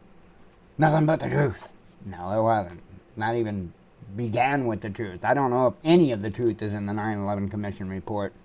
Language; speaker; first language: English; native; English